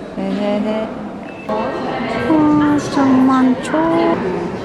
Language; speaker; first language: Korean; native; Korean